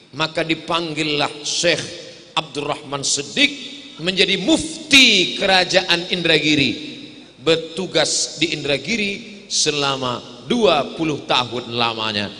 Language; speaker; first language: Indonesian; native; Indonesian